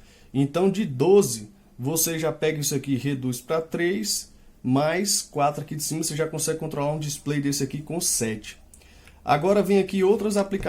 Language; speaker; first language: Portuguese; native; Portuguese